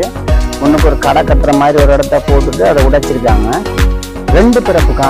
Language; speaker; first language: Tamil; native; Tamil